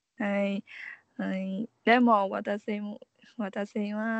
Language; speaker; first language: Japanese; non-native, learner; Vietnamese